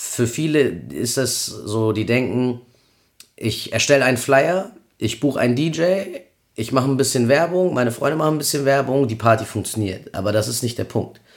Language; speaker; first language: German; early bilingual, other home language; Spanish